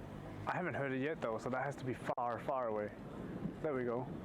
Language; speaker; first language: English; non-native, fluent; Danish